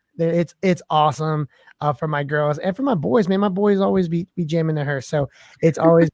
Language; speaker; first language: English; native; English